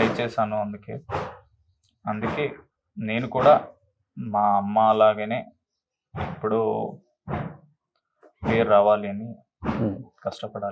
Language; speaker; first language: Telugu; non-native, local second language; Kannada